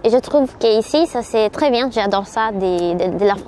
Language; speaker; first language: French; non-native, learner; Spanish